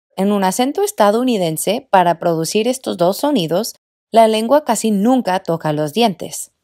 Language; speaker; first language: Spanish; non-native, fluent; English